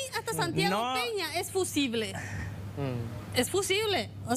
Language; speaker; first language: Spanish; native; Spanish